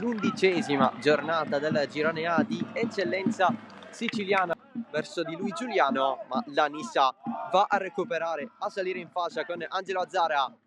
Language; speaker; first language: Italian; native; Italian